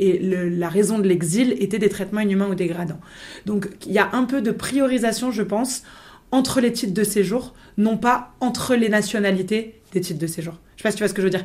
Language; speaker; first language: French; native; French